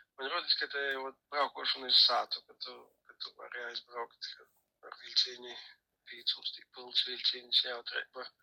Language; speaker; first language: Latvian; native; Latvian